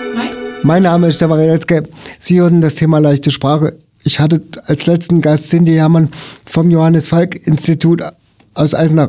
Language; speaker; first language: German; native; German